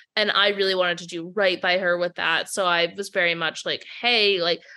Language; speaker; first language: English; native; English